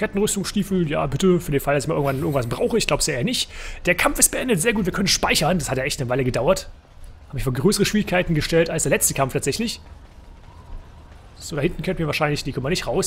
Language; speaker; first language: German; native; German